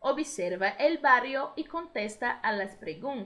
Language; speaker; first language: Spanish; non-native, fluent; Portuguese